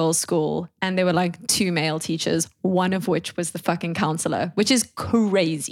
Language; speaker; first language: English; native; English